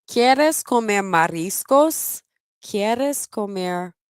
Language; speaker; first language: Spanish; non-native, learner; English